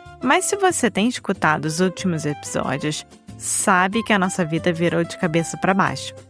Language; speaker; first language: Portuguese; native; Portuguese